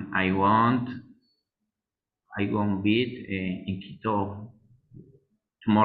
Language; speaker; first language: English; non-native, learner; Spanish